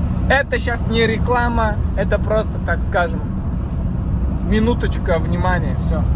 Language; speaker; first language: Russian; non-native, fluent; Turkmen